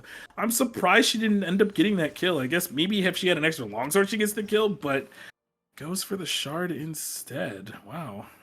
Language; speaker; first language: English; native; English